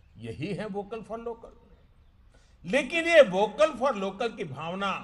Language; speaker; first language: Hindi; non-native, local second language; Gujarati